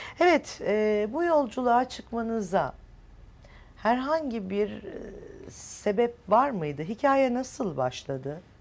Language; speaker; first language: Turkish; native; Turkish